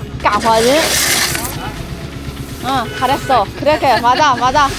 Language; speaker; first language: Korean; non-native, learner; Chinese